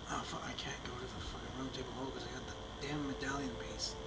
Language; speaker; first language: English; native; English